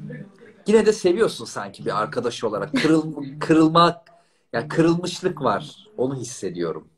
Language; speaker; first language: Turkish; native; Turkish